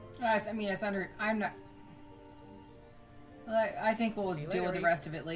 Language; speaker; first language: English; native; English